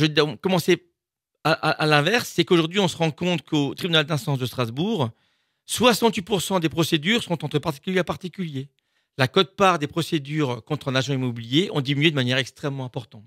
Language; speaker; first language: French; native; French